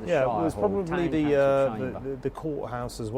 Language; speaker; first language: English; native; English